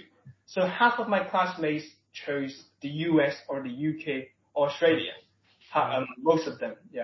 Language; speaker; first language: English; non-native, local second language; Cantonese